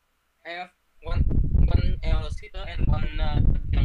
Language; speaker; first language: English; non-native, learner; Vietnamese